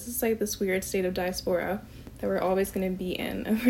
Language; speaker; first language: English; non-native, local second language; Urdu